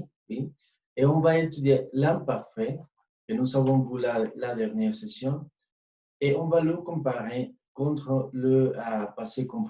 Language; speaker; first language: French; non-native, fluent; Spanish